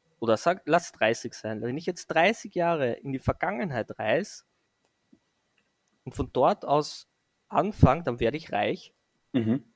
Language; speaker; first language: German; native; German